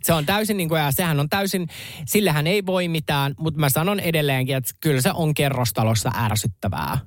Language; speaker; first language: Finnish; native; Finnish